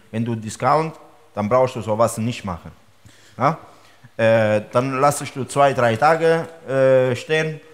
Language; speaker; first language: German; non-native, learner; Italian